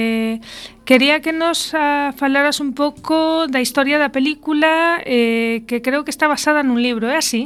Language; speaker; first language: Spanish; native; Spanish